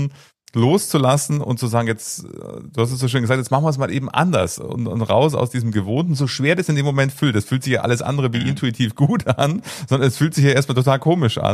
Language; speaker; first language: German; native; German